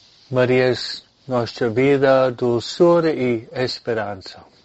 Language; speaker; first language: Spanish; non-native, learner; English